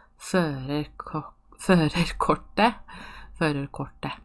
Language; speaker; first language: Norwegian; non-native, fluent; Polish